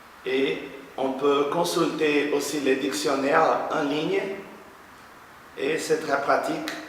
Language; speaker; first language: French; non-native, fluent; Portuguese